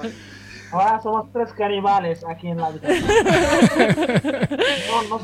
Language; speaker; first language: Spanish; non-native, fluent; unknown